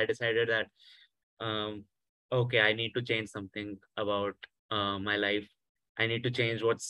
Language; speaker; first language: English; non-native, local second language; Hindi